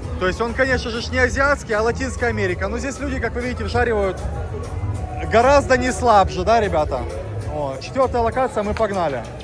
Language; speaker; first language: Russian; native; Russian